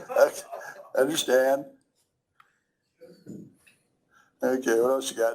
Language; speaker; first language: English; native; English